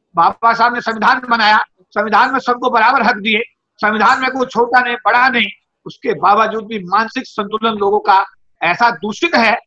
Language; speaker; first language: Hindi; native; Hindi